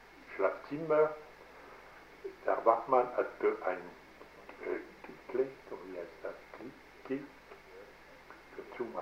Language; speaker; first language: German; non-native, learner; French